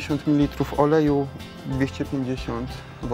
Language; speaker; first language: Polish; native; Polish